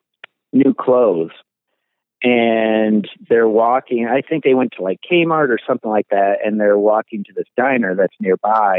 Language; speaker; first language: English; native; English